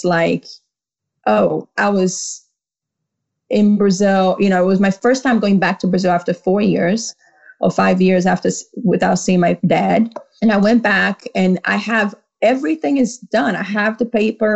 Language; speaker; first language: English; non-native, fluent; Portuguese